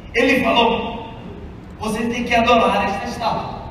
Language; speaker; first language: Portuguese; non-native, fluent; Italian